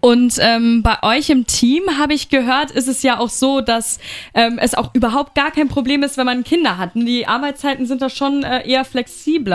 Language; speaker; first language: German; native; German